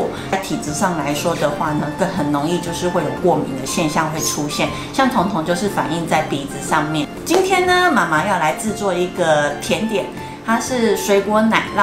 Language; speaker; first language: Chinese; native; Chinese